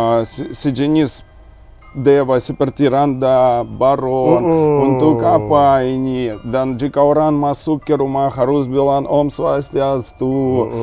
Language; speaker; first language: Indonesian; non-native, learner; Russian